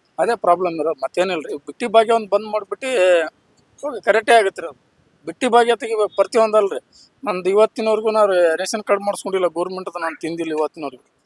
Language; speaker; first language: Kannada; native; Kannada